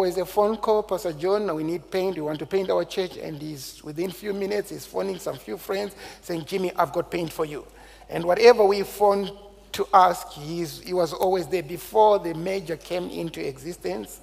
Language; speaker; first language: English; non-native, local second language; Shona